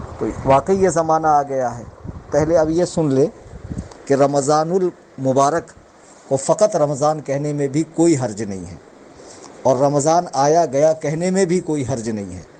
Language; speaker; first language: Urdu; native; Urdu